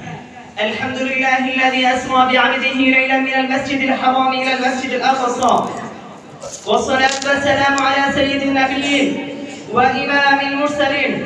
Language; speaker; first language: Arabic; non-native, learner; Bangla